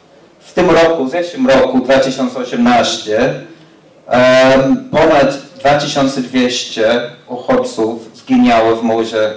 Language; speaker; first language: Polish; non-native, fluent; English